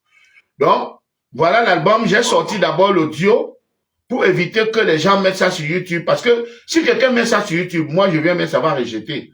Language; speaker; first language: French; native; French